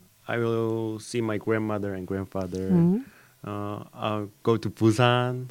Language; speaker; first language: English; non-native, learner; Korean